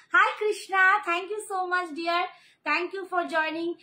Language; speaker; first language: Hindi; non-native, local second language; Bangla